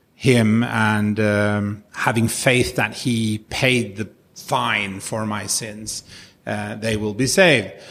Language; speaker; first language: English; non-native, fluent; Norwegian